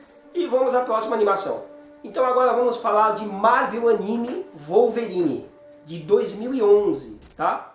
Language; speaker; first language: Portuguese; native; Portuguese